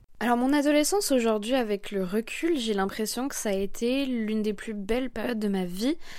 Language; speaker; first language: French; native; French